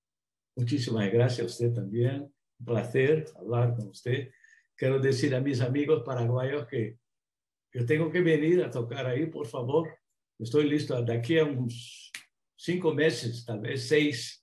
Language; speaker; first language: Spanish; non-native, fluent; Portuguese